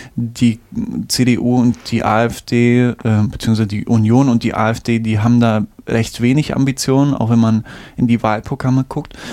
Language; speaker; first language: German; native; German